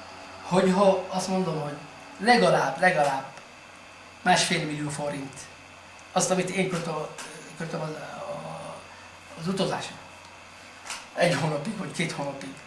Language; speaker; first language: Hungarian; non-native, fluent; Arabic